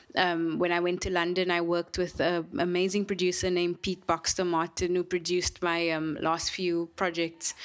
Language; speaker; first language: English; native; English